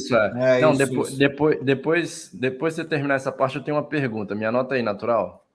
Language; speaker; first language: Portuguese; native; Portuguese